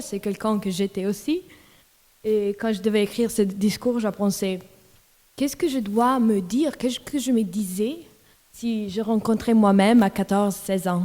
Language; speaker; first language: French; non-native, local second language; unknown